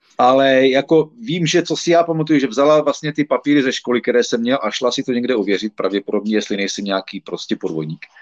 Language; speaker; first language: Czech; native; Czech